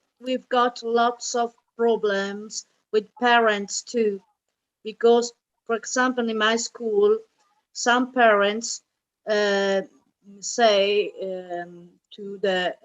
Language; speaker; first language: English; non-native, fluent; Italian